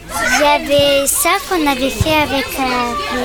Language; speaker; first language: French; early bilingual, other home language; Persian